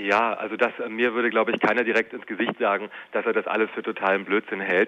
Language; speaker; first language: German; native; German